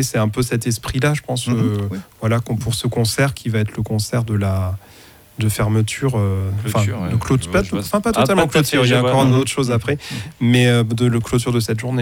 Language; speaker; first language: French; native; French